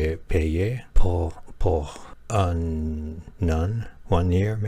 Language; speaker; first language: French; non-native, learner; Japanese